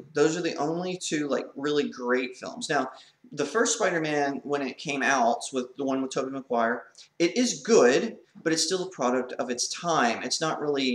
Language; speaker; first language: English; native; English